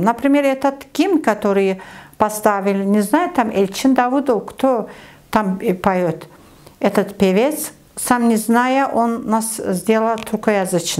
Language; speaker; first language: Russian; non-native, learner; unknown